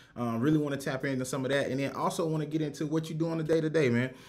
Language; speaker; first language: English; native; English